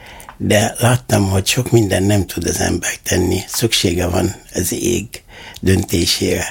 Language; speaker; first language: Hungarian; non-native, fluent; Arabic